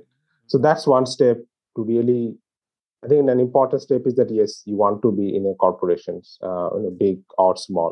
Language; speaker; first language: English; non-native, local second language; Bangla